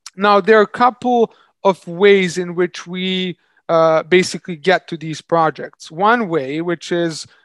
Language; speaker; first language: English; non-native, fluent; Serbian